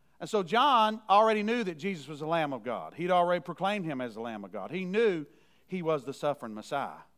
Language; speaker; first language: English; native; English